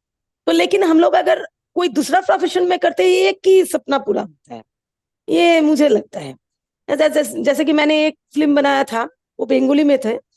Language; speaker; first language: Hindi; non-native, local second language; Bangla